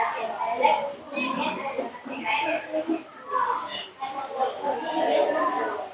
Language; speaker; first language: English; non-native, learner; Indonesian